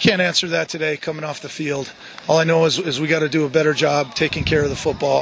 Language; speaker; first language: English; native; English